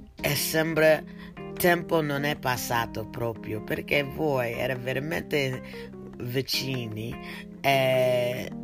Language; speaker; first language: Italian; non-native, learner; English